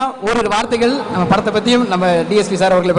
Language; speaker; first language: Tamil; native; Tamil